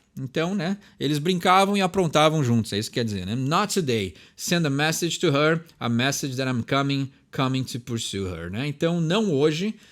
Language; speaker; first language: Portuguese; native; Portuguese